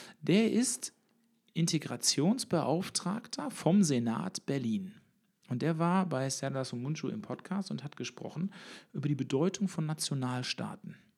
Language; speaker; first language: German; native; German